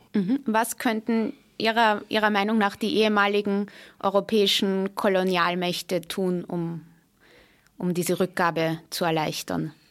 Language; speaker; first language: German; native; German